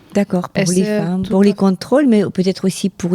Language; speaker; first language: French; non-native, fluent; Ukrainian